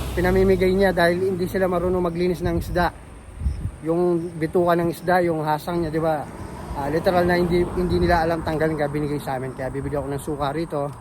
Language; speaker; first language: Filipino; non-native, local second language; Pampanga